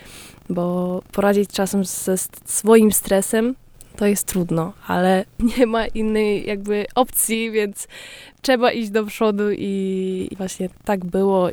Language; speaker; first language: Polish; early bilingual, heritage; Polish